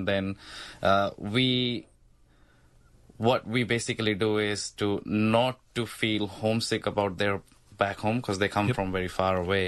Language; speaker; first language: English; non-native, local second language; Punjabi